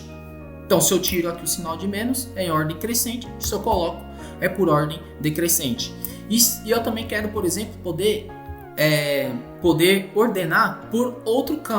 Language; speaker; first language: Portuguese; native; Portuguese